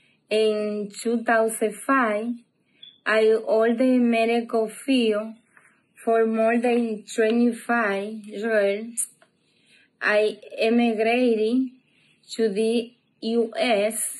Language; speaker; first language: English; non-native, learner; Spanish